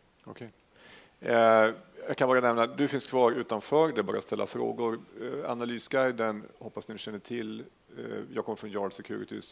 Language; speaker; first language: Swedish; native; Swedish